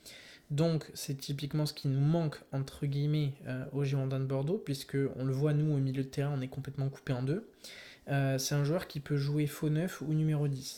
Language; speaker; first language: French; native; French